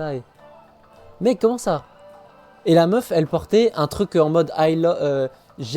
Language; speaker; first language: French; native; French